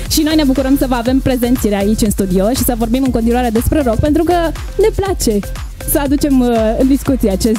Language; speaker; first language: Romanian; native; Romanian